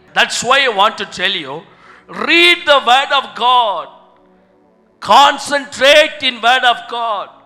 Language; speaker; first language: English; non-native, local second language; Tamil